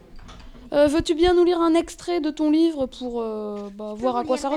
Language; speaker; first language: French; native; French